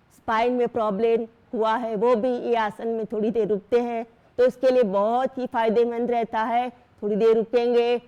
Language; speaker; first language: Hindi; non-native, local second language; Gujarati